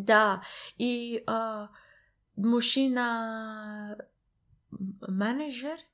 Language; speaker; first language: Russian; non-native, learner; English